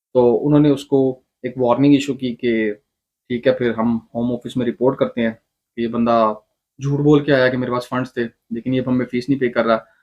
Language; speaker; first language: Urdu; non-native, local second language; Punjabi